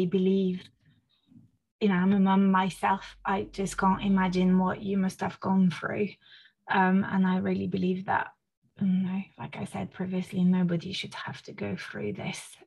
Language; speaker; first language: English; non-native, fluent; French